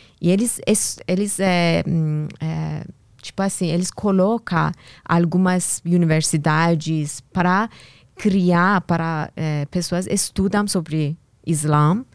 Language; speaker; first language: Portuguese; non-native, learner; Persian